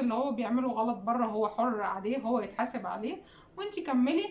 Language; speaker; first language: Arabic; native; Arabic